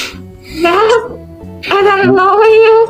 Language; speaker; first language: English; non-native, learner; Russian